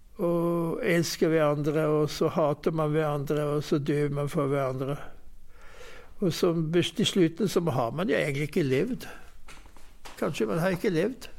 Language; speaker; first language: Norwegian; non-native, fluent; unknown